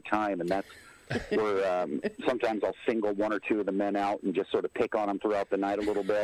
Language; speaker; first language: English; native; English